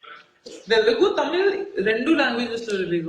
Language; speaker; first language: Telugu; non-native, local second language; Odia